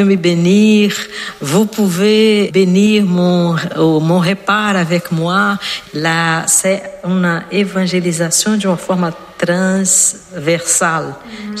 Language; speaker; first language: French; non-native, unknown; Portuguese